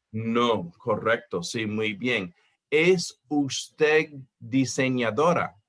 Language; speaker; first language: Spanish; non-native, fluent; English